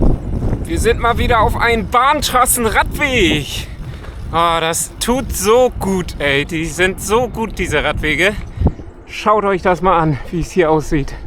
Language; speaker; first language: German; native; German